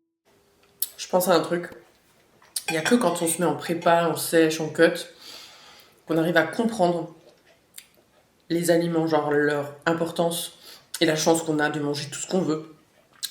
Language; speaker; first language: French; native; French